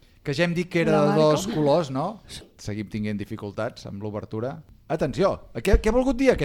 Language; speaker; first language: Catalan; native; Catalan